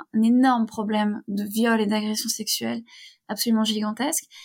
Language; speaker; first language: French; native; French